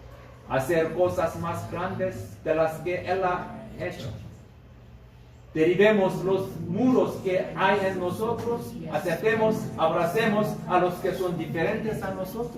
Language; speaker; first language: Spanish; non-native, learner; Korean